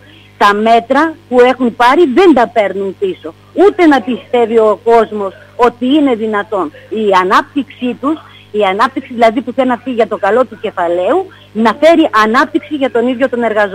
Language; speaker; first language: Greek; native; Greek